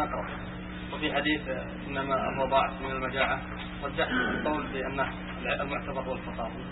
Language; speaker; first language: Arabic; native; Arabic